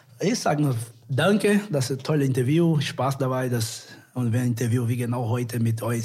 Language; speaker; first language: German; non-native, learner; Portuguese